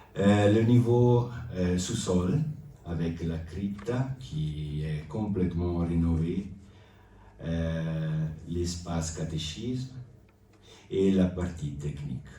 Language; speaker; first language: French; non-native, local second language; Italian